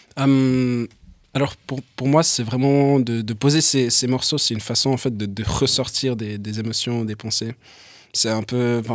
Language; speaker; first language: French; early bilingual, other home language; English